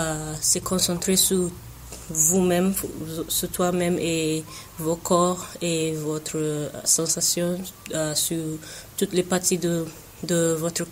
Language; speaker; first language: French; non-native, fluent; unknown